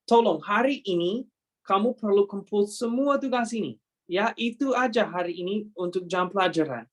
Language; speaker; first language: Indonesian; non-native, learner; English